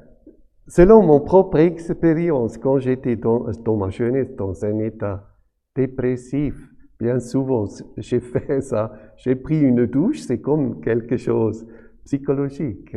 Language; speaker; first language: French; non-native, fluent; German